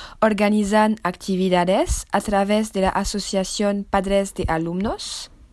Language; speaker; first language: Spanish; non-native, learner; French